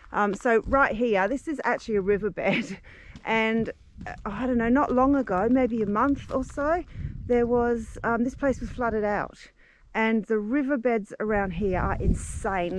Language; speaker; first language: English; native; English